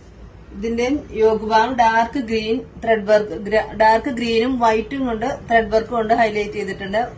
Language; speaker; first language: Malayalam; native; Malayalam